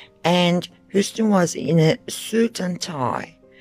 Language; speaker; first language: English; non-native, fluent; Turkish